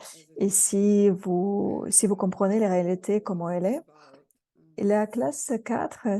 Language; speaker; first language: French; non-native, fluent; Russian